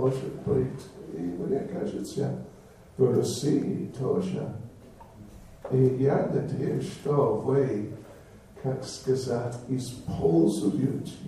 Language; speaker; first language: Russian; non-native, learner; English